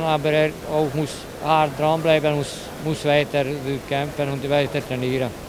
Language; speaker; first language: German; non-native, learner; Hungarian